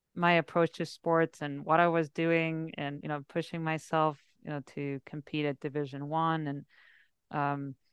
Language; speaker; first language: English; early bilingual, heritage; English